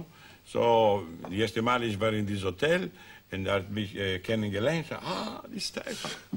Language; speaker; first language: German; non-native, learner; Italian